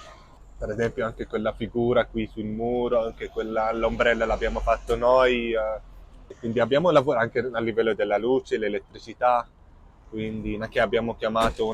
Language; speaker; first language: Italian; non-native, fluent; Arabic